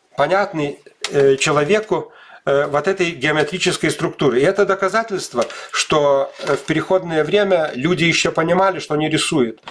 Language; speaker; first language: Russian; non-native, local second language; Lithuanian